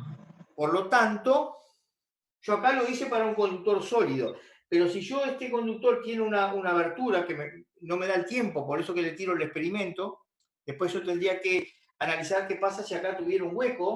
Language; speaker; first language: Spanish; native; Spanish